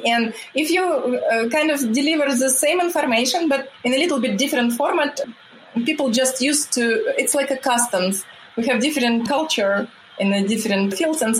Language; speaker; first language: English; non-native, fluent; Russian